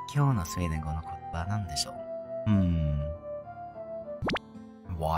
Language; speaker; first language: Japanese; non-native, learner; English